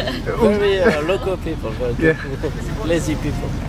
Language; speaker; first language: English; non-native, learner; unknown